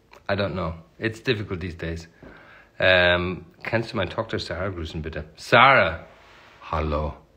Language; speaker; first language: English; native; English